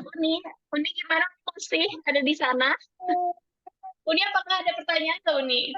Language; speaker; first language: Indonesian; native; Indonesian